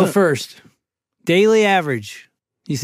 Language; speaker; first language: English; native; English